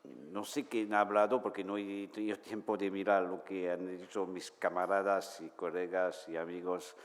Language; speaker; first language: Spanish; non-native, fluent; French